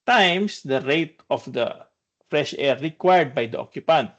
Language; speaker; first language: English; non-native, local second language; Filipino